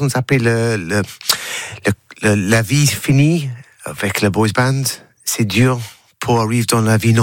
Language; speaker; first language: French; non-native, learner; English